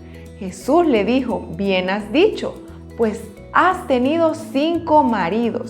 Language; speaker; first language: Spanish; native; Spanish